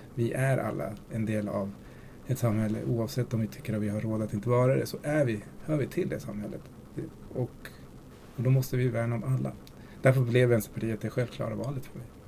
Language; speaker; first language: Swedish; early bilingual, other home language; Spanish